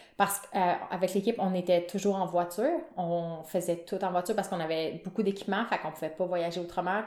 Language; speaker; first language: French; native; French